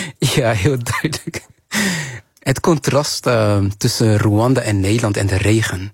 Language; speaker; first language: Dutch; early bilingual, other home language; Kinyarwanda